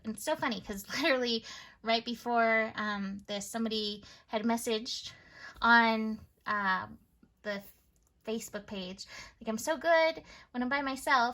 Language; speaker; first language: English; native; English